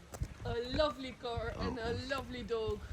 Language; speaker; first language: English; non-native, fluent; Dutch